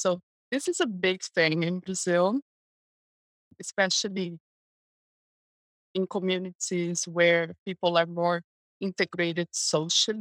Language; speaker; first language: English; non-native, fluent; Portuguese